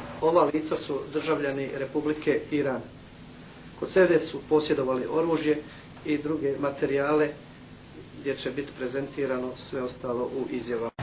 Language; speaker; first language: Bosnian; native; Bosnian